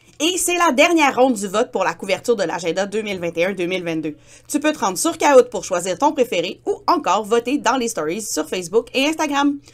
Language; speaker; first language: French; native; French